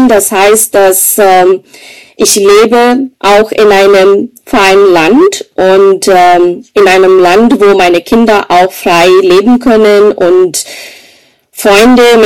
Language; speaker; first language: German; non-native, fluent; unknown